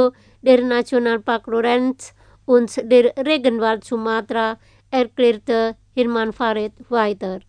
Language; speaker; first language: German; non-native, fluent; Indonesian